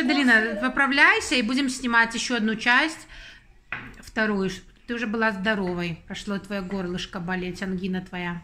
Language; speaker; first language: Russian; native; Russian